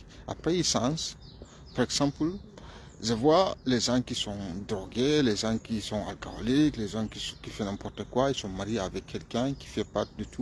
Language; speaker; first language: French; non-native, fluent; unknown